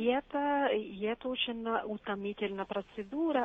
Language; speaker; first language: Russian; non-native, fluent; Italian